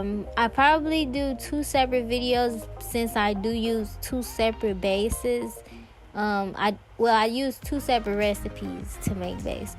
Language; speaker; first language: English; native; English